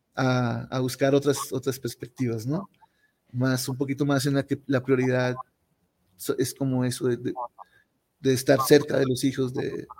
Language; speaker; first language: Spanish; native; Spanish